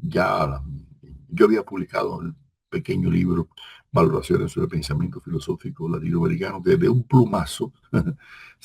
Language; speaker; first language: Spanish; native; Spanish